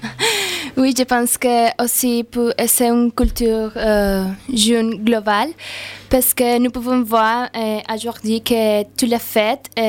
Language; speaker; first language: French; non-native, learner; Spanish